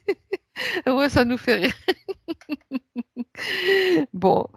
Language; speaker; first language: French; native; French